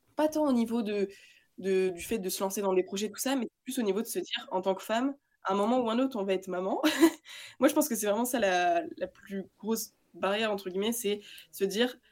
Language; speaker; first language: French; native; French